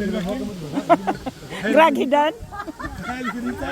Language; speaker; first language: Dutch; non-native, learner; Filipino